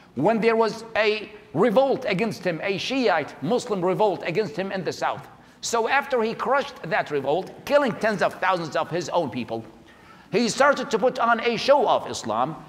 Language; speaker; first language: English; non-native, fluent; Arabic